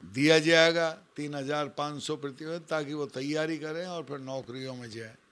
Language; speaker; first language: Hindi; native; Hindi